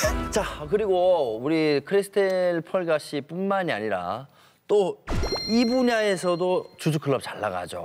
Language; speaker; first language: Korean; native; Korean